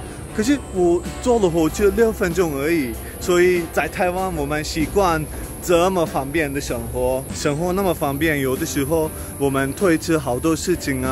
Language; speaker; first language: Chinese; non-native, fluent; Swedish